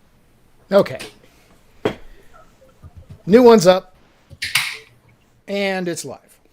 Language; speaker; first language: English; native; English